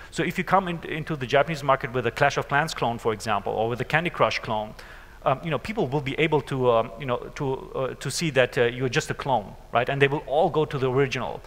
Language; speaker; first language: English; non-native, fluent; German